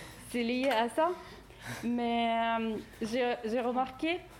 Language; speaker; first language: French; non-native, fluent; Arabic